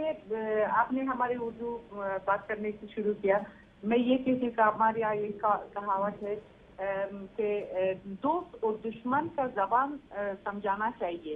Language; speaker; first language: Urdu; non-native, fluent; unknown